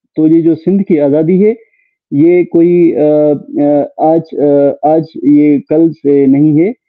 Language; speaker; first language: Urdu; non-native, local second language; Sindhi